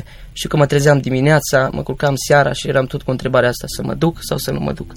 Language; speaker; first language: Romanian; native; Romanian